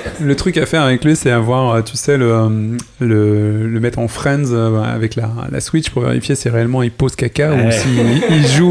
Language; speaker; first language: French; native; French